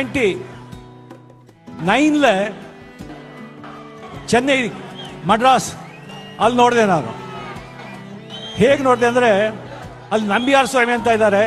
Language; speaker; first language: Kannada; non-native, local second language; Marathi